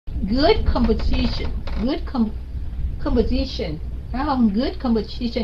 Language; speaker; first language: English; non-native, fluent; Vietnamese